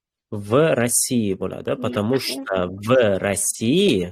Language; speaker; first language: Russian; non-native, fluent; Uzbek